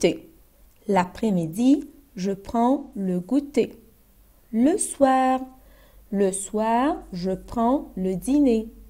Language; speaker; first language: French; non-native, fluent; Arabic